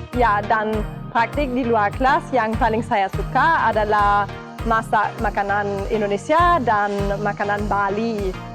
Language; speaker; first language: Indonesian; non-native, learner; German